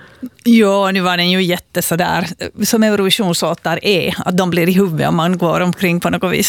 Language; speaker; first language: Swedish; native; Swedish